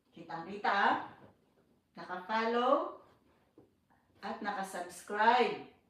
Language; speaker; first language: Filipino; non-native, local second language; Cebuano